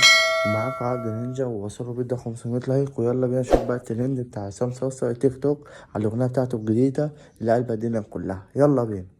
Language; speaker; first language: Arabic; native; Arabic